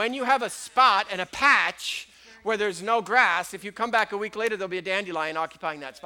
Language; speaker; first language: English; native; English